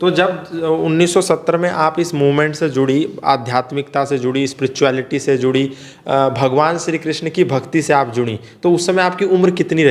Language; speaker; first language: Hindi; native; Hindi